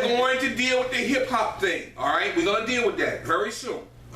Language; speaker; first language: English; native; English